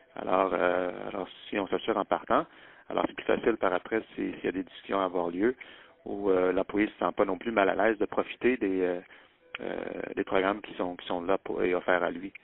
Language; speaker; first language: French; native; French